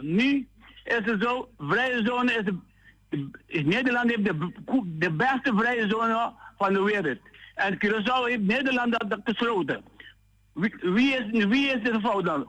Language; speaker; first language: Dutch; non-native, local second language; Papiamento